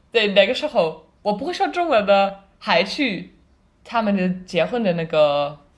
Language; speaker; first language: Chinese; non-native, fluent; German